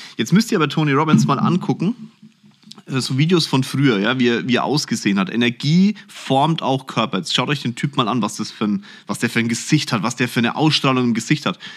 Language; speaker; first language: German; native; German